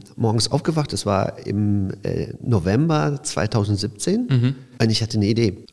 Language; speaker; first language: German; early bilingual, other home language; Polish